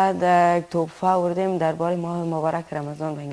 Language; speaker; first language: Persian; native; Persian